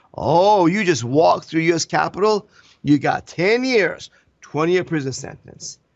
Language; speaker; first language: English; non-native, fluent; Persian